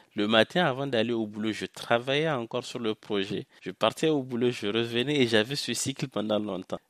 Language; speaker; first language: French; non-native, local second language; Hausa